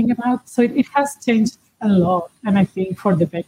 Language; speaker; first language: English; non-native, fluent; Spanish